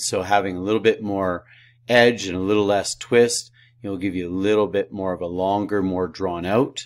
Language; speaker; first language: English; native; English